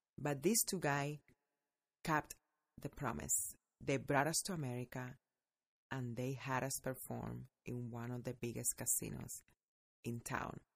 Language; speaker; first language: English; non-native, fluent; Spanish